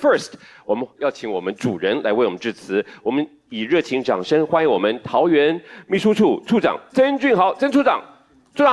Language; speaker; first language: Chinese; native; Chinese